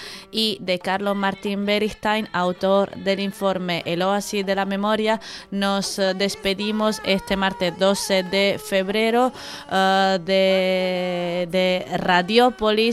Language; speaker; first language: Spanish; native; Spanish